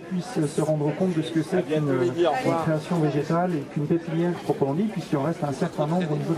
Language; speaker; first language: French; native; French